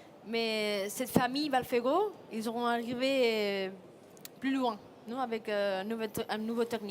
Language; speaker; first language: French; non-native, fluent; Spanish